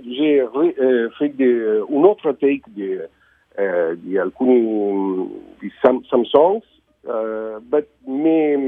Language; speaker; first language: French; non-native, learner; Italian